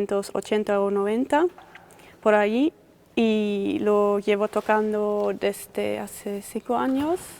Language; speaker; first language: Spanish; non-native, fluent; German